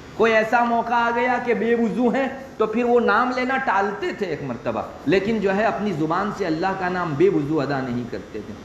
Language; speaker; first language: Urdu; non-native, local second language; Gujarati